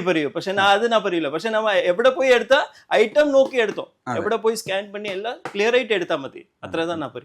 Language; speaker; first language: Malayalam; non-native, local second language; Tamil